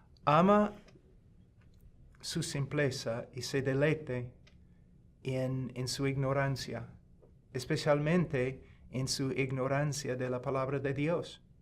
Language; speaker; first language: Spanish; non-native, fluent; English